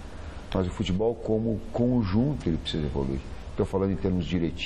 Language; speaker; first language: Portuguese; native; Portuguese